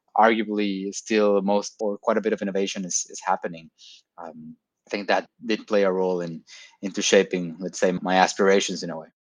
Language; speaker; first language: English; non-native, fluent; Spanish